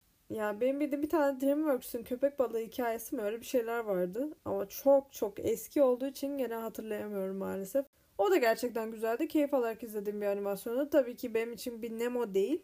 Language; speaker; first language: Turkish; native; Turkish